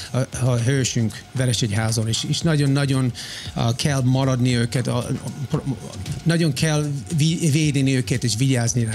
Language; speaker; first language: Hungarian; early bilingual, heritage; Hungarian